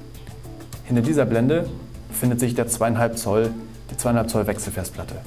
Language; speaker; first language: German; native; German